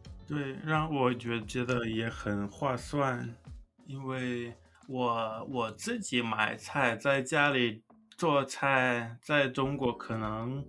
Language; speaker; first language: Chinese; non-native, learner; English